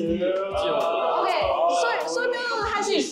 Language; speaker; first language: Korean; non-native, learner; Cantonese